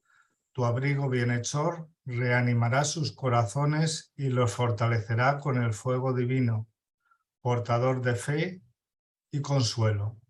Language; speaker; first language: Spanish; native; Spanish